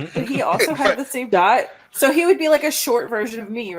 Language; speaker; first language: English; native; English